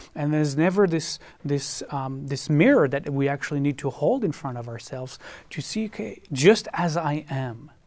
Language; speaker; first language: English; non-native, fluent; French